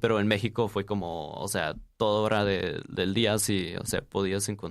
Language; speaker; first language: Spanish; non-native, fluent; English